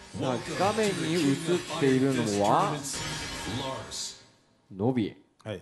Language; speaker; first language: Japanese; native; Japanese